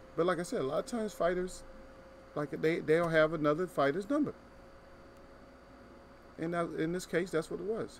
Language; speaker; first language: English; native; English